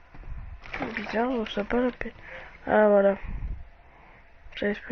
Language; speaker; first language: French; native; French